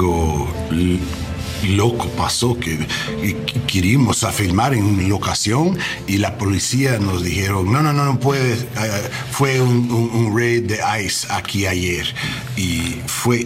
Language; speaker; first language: Spanish; non-native, learner; English